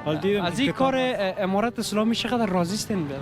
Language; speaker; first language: Persian; native; Persian